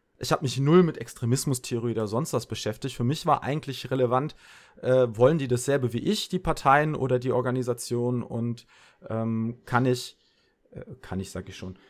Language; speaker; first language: German; early bilingual, other home language; Serbian